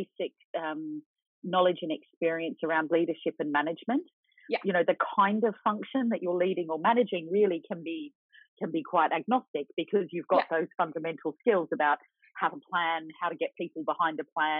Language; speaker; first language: English; native; English